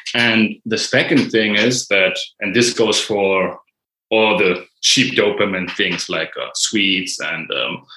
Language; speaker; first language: English; non-native, fluent; German